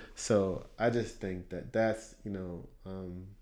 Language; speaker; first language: English; native; English